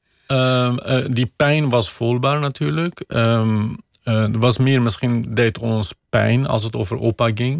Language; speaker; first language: Dutch; non-native, fluent; Kurdish